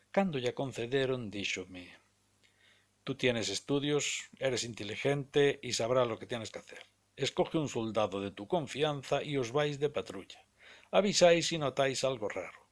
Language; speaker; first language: Spanish; non-native, local second language; Galician